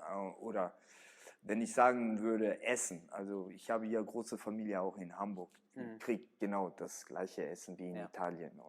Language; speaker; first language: German; early bilingual, other home language; Italian